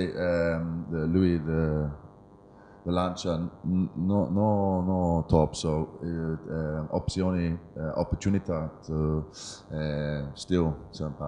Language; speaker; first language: Italian; non-native, learner; English